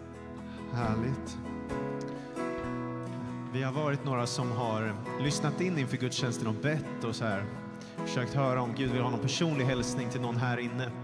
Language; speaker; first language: Swedish; native; Swedish